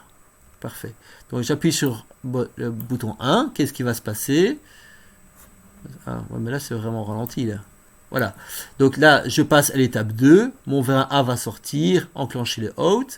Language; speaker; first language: French; native; French